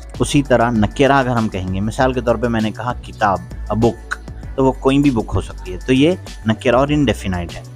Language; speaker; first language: Urdu; native; Urdu